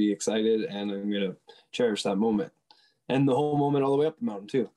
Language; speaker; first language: English; non-native, fluent; French